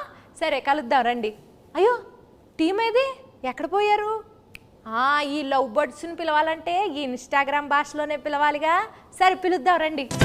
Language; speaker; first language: Telugu; native; Telugu